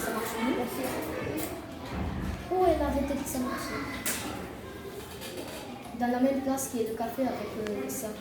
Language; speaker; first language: French; non-native, learner; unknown